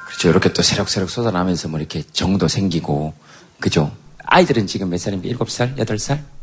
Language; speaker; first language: Korean; native; Korean